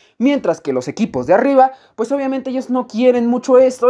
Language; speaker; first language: Spanish; native; Spanish